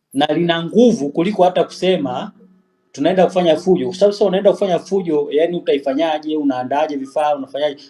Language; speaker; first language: Swahili; native; Swahili